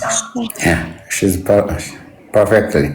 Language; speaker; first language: English; non-native, learner; Amharic